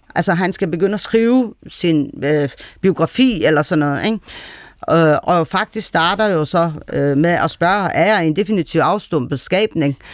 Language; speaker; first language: Danish; early bilingual, other home language; Persian